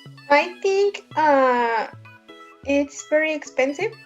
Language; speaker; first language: English; non-native, learner; Spanish